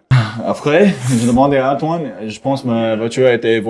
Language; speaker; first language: French; non-native, learner; English